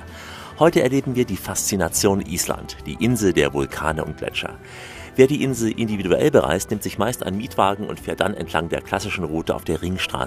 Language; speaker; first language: German; native; German